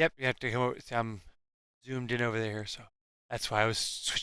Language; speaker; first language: English; native; English